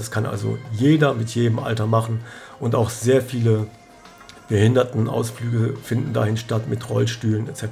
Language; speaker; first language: German; native; German